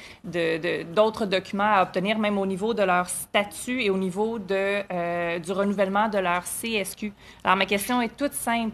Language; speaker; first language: French; native; French